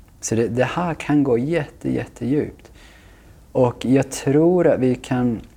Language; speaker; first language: Swedish; non-native, fluent; English